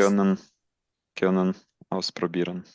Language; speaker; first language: German; non-native, learner; Ukrainian